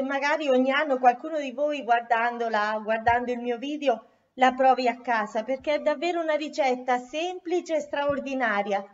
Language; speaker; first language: Italian; native; Italian